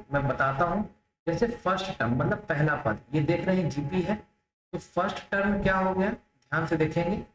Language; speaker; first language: Hindi; native; Hindi